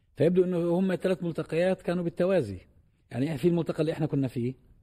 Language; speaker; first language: Arabic; native; Arabic